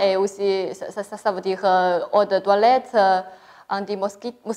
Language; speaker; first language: French; non-native, fluent; Chinese